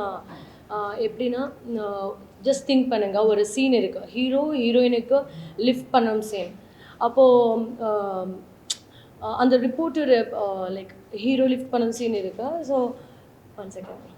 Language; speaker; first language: Tamil; non-native, learner; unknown